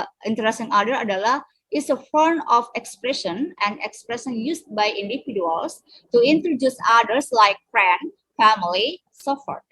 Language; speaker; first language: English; non-native, fluent; Indonesian